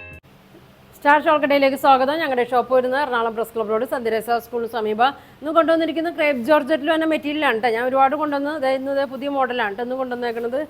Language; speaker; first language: Malayalam; native; Malayalam